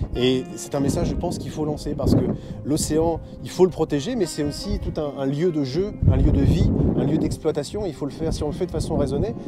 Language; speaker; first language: French; native; French